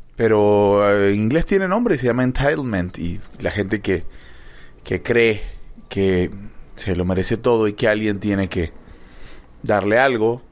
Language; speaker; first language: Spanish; native; Spanish